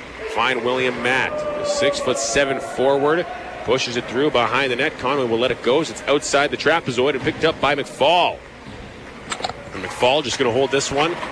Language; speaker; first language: English; native; English